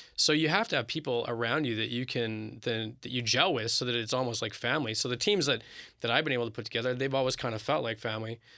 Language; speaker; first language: English; native; English